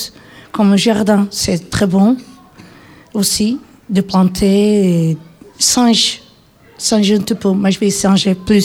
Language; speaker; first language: French; non-native, learner; Portuguese